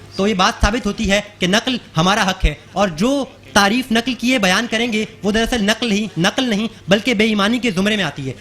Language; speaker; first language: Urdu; native; Urdu